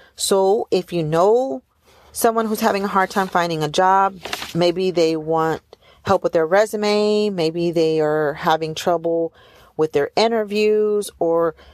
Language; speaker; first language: English; early bilingual, other home language; Spanish